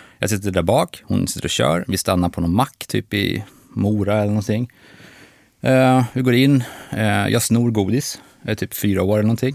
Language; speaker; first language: Swedish; native; Swedish